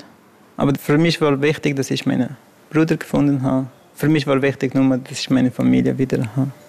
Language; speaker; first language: German; non-native, fluent; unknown